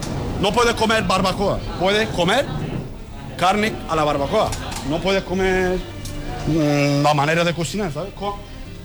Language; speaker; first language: Spanish; non-native, learner; Turkish